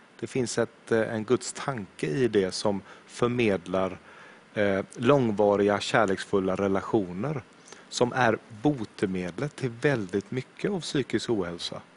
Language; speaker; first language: Swedish; native; Swedish